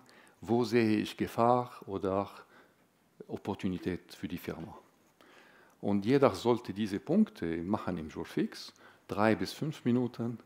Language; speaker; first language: German; non-native, fluent; Arabic